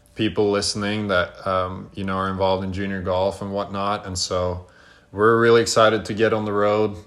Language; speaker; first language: English; non-native, fluent; Norwegian